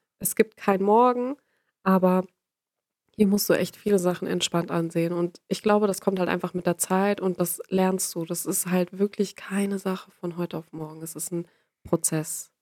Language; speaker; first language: German; native; German